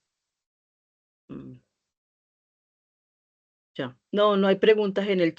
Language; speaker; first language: Spanish; native; Spanish